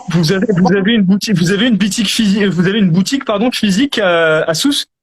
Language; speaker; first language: French; native; French